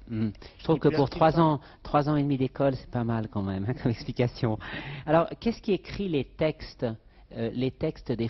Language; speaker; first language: French; native; French